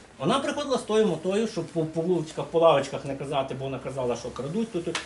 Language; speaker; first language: Ukrainian; native; Ukrainian